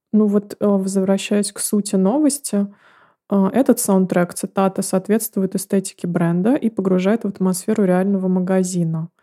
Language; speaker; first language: Russian; native; Russian